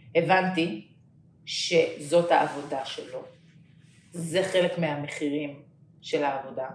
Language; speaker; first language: Hebrew; native; Hebrew